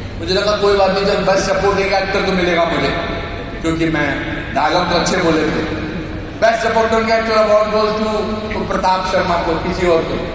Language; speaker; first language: Hindi; native; Hindi